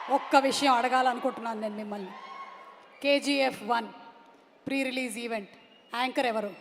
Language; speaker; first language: Telugu; non-native, local second language; Malayalam